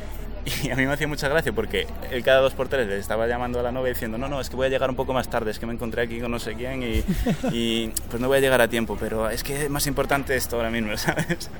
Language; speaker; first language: Spanish; native; Spanish